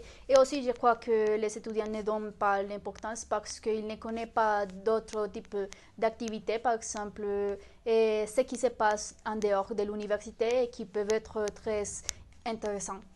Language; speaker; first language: French; non-native, fluent; Spanish